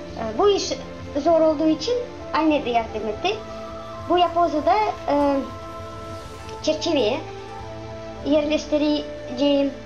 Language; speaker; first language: Turkish; non-native, learner; Russian